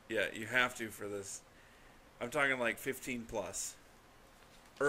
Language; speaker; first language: English; native; English